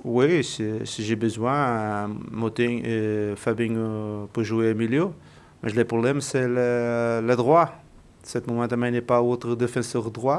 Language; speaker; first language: French; non-native, learner; Portuguese